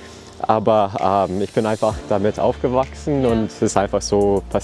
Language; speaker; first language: German; early bilingual, heritage; German